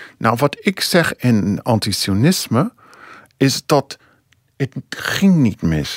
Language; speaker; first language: Dutch; non-native, fluent; English